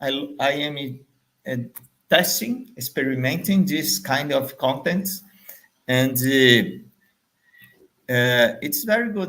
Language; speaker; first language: English; non-native, fluent; Portuguese